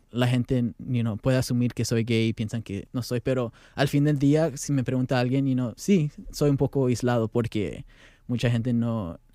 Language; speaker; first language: Spanish; early bilingual, heritage; Spanish